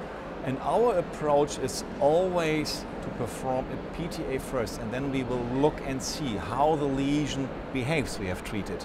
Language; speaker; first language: English; non-native, fluent; German